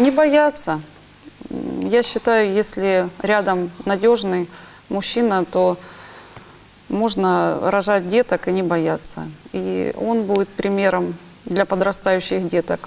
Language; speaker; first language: Russian; native; Russian